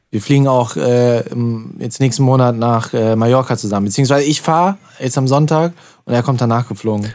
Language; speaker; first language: German; native; German